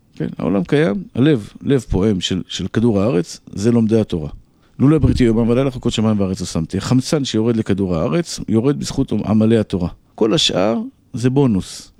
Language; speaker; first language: Hebrew; native; Hebrew